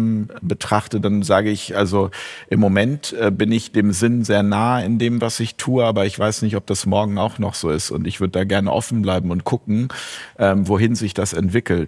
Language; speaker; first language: German; native; German